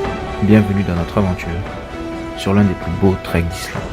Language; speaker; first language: French; native; French